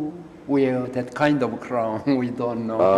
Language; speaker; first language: English; non-native, learner; Korean